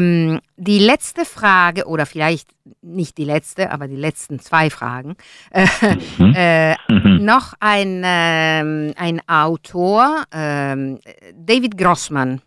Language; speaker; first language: German; non-native, learner; Italian